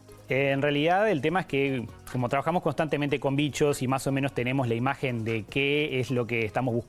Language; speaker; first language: Spanish; native; Spanish